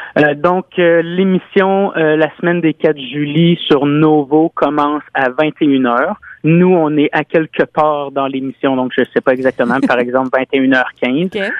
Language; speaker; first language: French; native; French